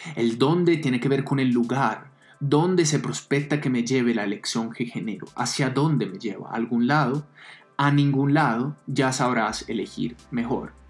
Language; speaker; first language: Spanish; non-native, fluent; Italian